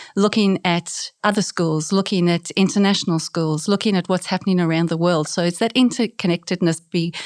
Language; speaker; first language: English; native; English